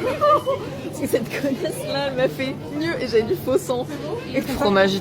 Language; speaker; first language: French; native; French